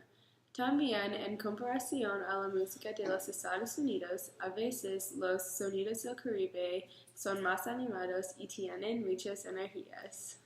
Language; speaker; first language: Spanish; non-native, learner; English